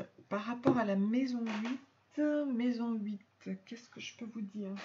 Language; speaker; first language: French; native; French